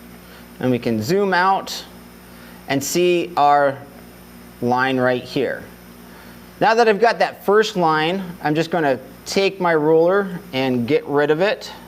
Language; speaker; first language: English; native; English